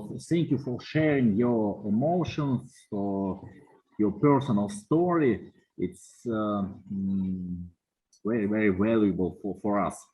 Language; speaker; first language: English; non-native, fluent; Russian